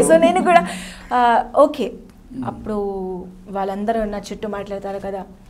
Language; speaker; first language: Telugu; non-native, learner; Hindi